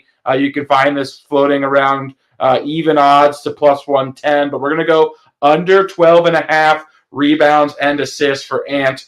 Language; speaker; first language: English; native; English